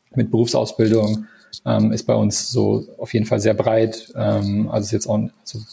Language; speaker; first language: German; non-native, fluent; English